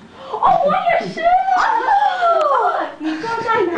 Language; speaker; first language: Chinese; non-native, learner; English